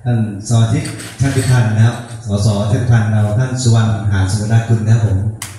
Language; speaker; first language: Thai; non-native, local second language; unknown